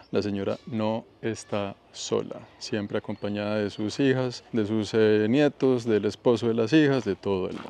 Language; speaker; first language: Spanish; native; Spanish